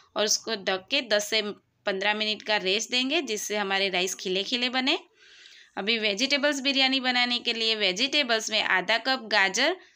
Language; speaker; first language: Hindi; non-native, local second language; Gujarati